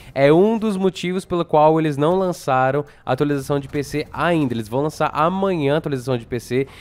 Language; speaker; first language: Portuguese; native; Portuguese